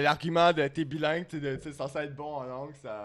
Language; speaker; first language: French; native; French